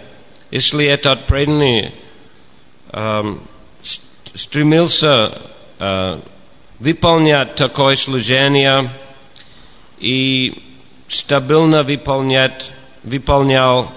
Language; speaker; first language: Russian; non-native, fluent; English